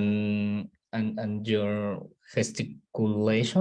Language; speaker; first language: English; non-native, learner; Spanish